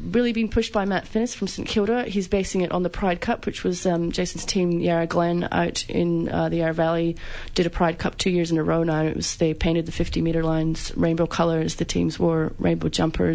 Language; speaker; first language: English; native; English